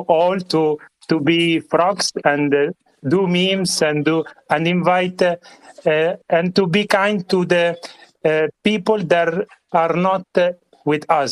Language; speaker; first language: English; non-native, learner; Italian